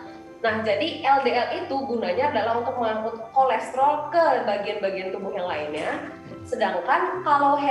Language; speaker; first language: Indonesian; native; Indonesian